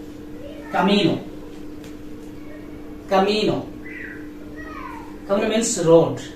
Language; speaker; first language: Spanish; non-native, learner; Bangla